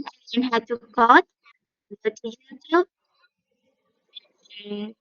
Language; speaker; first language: English; non-native, learner; Vietnamese